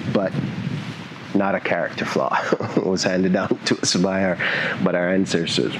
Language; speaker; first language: English; native; English